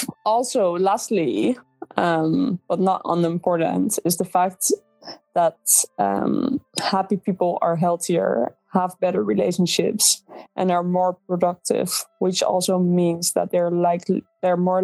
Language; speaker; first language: English; non-native, fluent; Dutch